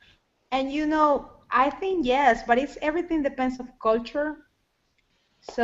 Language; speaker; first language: English; non-native, learner; Spanish